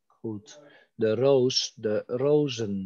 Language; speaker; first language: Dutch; non-native, fluent; Turkish